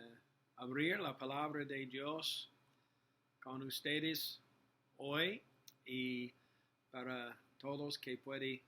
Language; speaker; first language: Spanish; non-native, learner; English